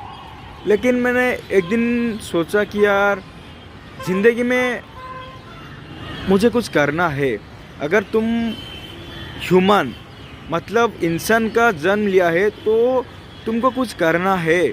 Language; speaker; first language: Hindi; non-native, local second language; Odia